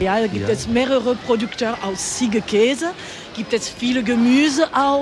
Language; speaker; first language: German; non-native, learner; French